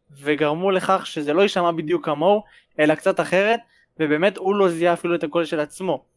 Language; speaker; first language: Hebrew; native; Hebrew